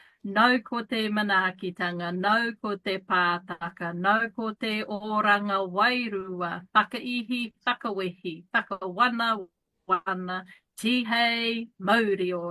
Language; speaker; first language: Māori; non-native, learner; English